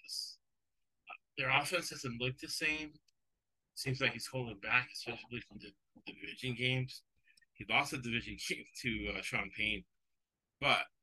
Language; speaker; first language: English; early bilingual, other home language; Spanish